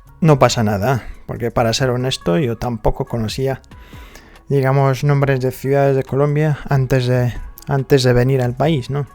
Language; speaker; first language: Spanish; non-native, fluent; Arabic